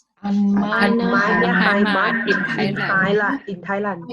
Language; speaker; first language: German; non-native, learner; Thai